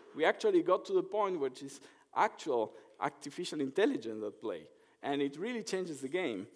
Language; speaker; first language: English; non-native, fluent; Spanish